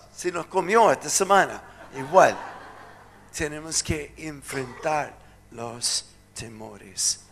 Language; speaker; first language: Spanish; non-native, fluent; English